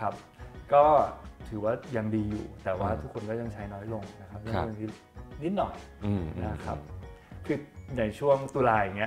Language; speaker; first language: Thai; native; Thai